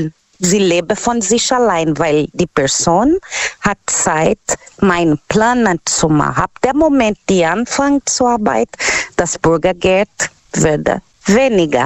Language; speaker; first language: German; non-native, learner; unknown